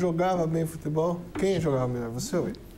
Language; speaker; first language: Portuguese; native; Portuguese